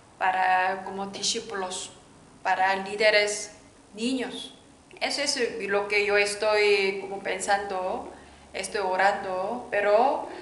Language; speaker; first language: Spanish; non-native, learner; Korean